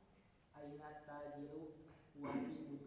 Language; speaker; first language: Arabic; non-native, learner; Indonesian